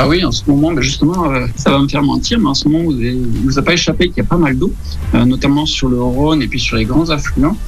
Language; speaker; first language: French; native; French